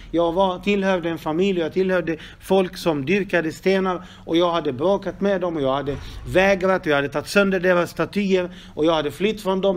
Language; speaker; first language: Swedish; non-native, fluent; Arabic